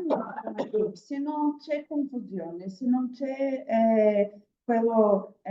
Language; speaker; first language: Italian; non-native, learner; Portuguese